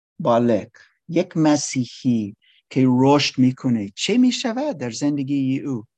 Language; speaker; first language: Persian; non-native, learner; English